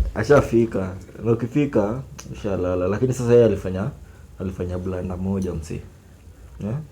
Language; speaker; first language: Swahili; native; Swahili